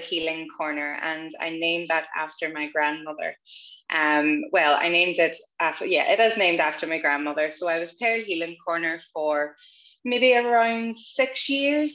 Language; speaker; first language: English; native; English